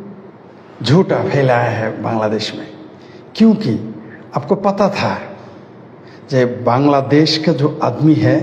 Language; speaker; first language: Hindi; non-native, fluent; Bangla